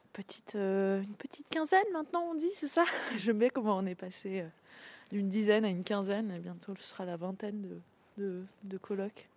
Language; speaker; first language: French; native; French